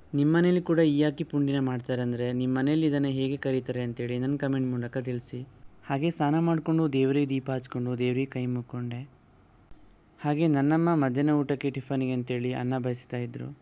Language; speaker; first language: Kannada; non-native, local second language; Tulu